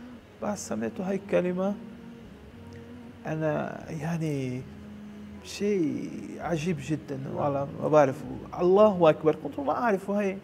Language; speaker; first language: Arabic; non-native, learner; Portuguese